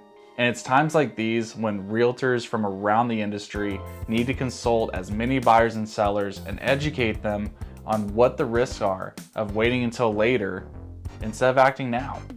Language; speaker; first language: English; native; English